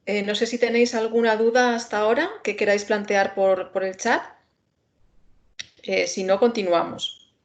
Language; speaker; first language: Spanish; native; Spanish